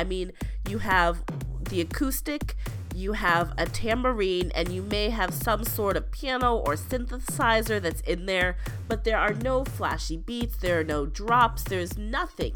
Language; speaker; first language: English; native; English